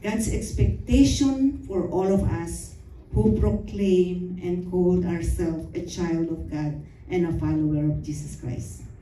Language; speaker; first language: English; non-native, local second language; Filipino